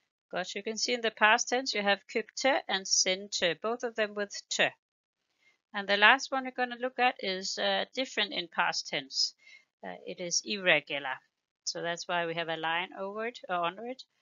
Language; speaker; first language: English; non-native, fluent; Danish